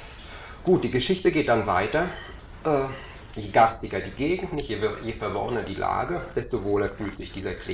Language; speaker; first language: German; native; German